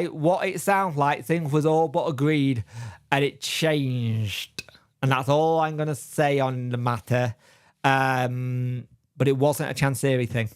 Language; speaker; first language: English; native; English